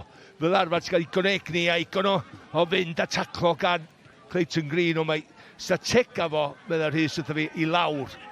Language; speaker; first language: Welsh; native; Welsh